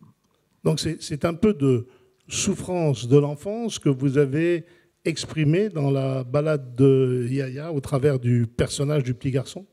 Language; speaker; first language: French; native; French